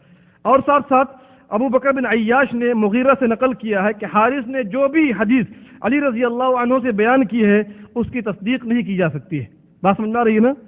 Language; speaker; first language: Urdu; native; Urdu